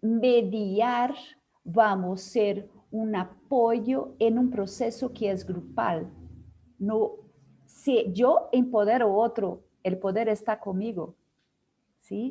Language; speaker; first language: Spanish; non-native, fluent; Portuguese